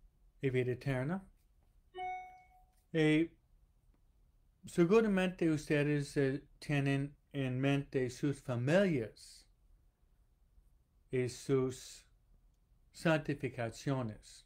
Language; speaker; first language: Spanish; non-native, fluent; English